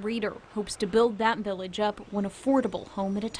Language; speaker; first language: English; native; English